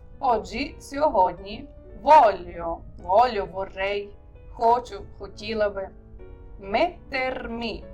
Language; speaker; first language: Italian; non-native, fluent; Ukrainian